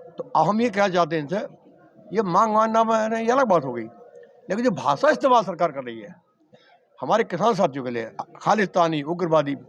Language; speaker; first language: Hindi; native; Hindi